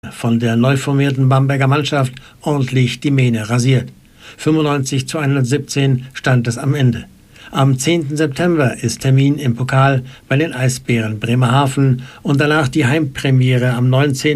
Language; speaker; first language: German; native; German